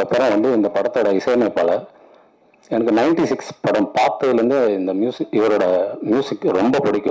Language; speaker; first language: Tamil; native; Tamil